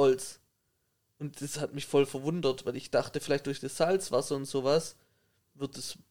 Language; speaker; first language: German; native; German